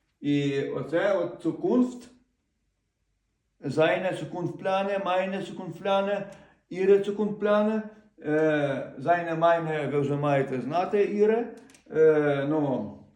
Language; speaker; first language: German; non-native, learner; Ukrainian